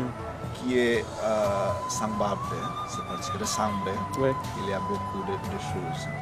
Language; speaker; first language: French; non-native, fluent; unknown